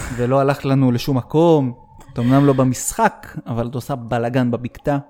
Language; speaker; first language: Hebrew; native; Hebrew